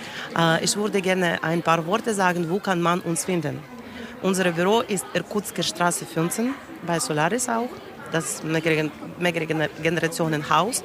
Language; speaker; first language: German; non-native, learner; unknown